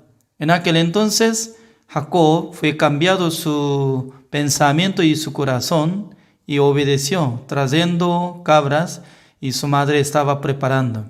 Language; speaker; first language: Spanish; non-native, learner; Korean